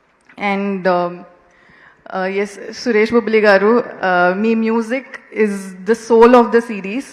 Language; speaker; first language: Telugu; non-native, local second language; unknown